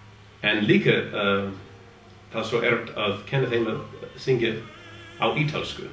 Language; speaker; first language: Icelandic; non-native, learner; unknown